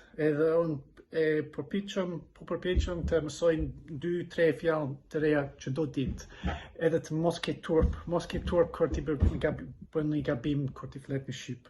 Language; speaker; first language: Albanian; non-native, learner; English